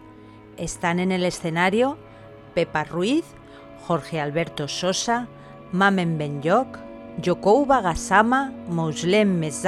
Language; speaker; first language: Spanish; native; Spanish